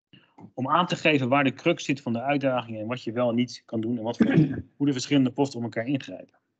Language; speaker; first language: Dutch; native; Dutch